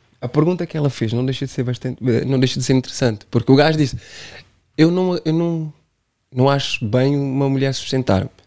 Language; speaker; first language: Portuguese; non-native, local second language; Kabuverdianu